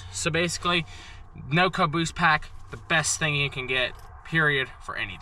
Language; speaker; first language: English; native; English